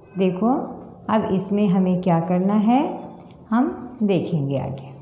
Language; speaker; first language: Hindi; native; Hindi